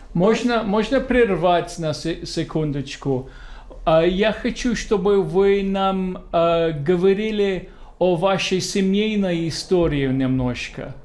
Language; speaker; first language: Russian; non-native, fluent; English